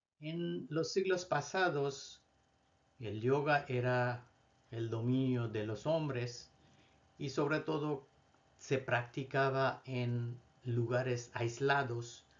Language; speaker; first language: Spanish; non-native, fluent; Bangla